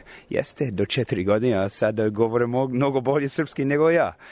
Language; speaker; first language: Croatian; non-native, learner; English